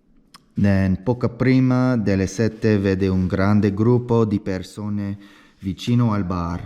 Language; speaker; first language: Italian; non-native, learner; English